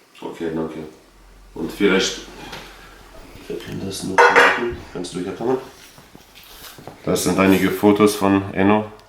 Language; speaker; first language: German; non-native, learner; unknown